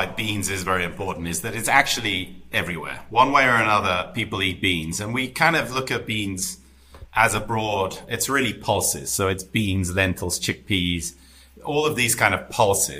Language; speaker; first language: English; native; English